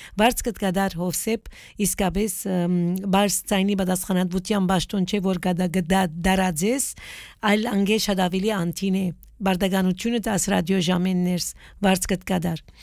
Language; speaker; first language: Armenian; early bilingual, heritage; Armenian